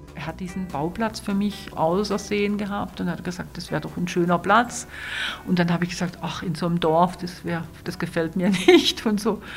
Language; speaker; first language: German; non-native, local second language; Swiss German